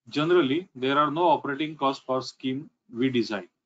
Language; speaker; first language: English; non-native, local second language; Marathi